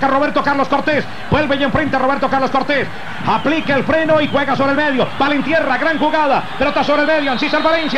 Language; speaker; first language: Spanish; native; Spanish